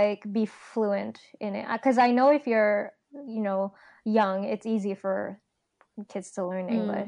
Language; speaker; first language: English; non-native, fluent; Japanese